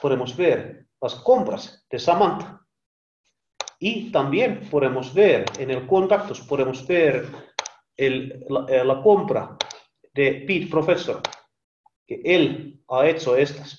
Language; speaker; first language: Spanish; non-native, learner; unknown